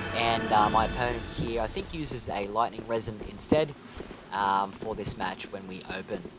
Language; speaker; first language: English; native; English